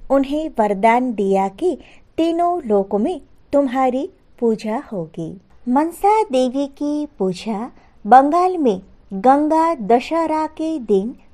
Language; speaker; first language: Hindi; non-native, local second language; Gujarati